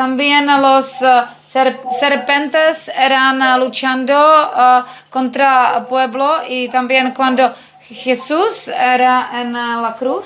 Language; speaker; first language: Spanish; non-native, learner; Czech